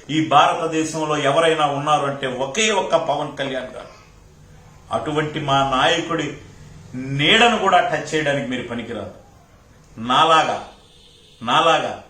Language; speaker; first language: Telugu; native; Telugu